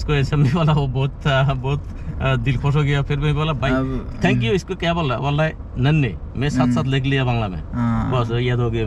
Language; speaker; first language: Hindi; non-native, learner; Bangla